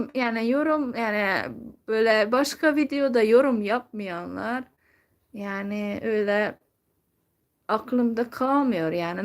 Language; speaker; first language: Turkish; non-native, fluent; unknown